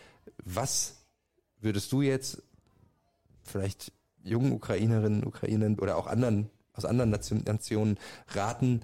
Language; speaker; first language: German; native; German